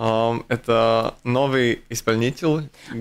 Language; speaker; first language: Russian; non-native, local second language; Latvian